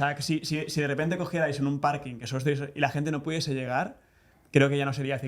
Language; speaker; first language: Spanish; native; Spanish